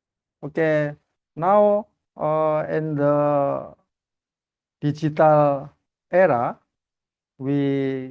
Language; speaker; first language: English; non-native, learner; Indonesian